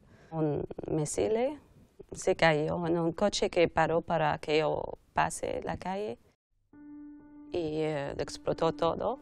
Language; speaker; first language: Spanish; non-native, fluent; Arabic